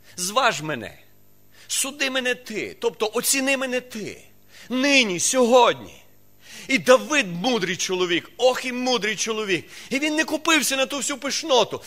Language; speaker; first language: Ukrainian; non-native, local second language; Russian